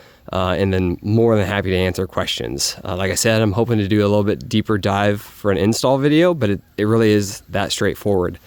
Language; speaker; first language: English; native; English